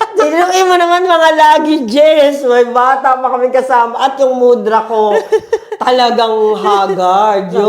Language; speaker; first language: Filipino; native; Filipino